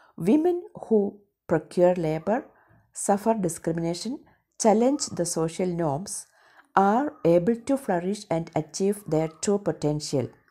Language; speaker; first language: English; non-native, local second language; Malayalam